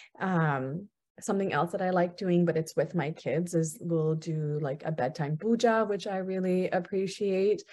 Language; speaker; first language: English; early bilingual, other home language; Punjabi